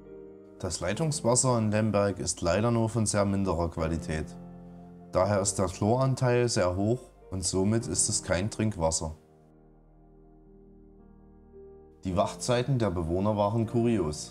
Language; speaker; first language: German; native; German